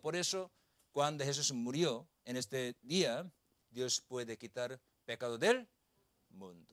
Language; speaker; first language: Spanish; non-native, learner; Korean